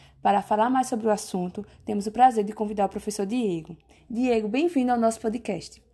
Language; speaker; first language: Portuguese; native; Portuguese